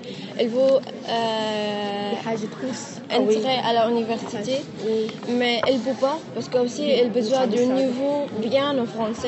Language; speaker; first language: French; non-native, learner; Arabic